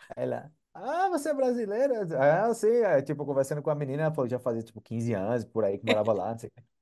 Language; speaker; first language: Portuguese; non-native, fluent; English